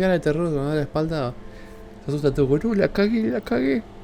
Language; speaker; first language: Spanish; native; Spanish